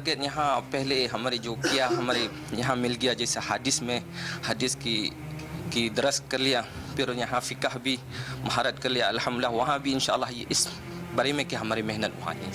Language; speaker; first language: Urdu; non-native, learner; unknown